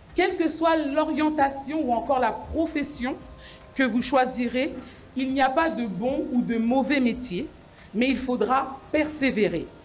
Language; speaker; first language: French; early bilingual, other home language; Lingala